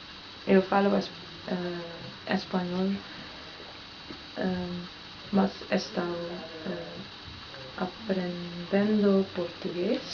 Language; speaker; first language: Portuguese; non-native, learner; Dutch